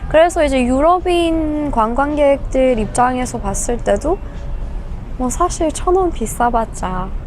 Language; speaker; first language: Korean; non-native, fluent; Persian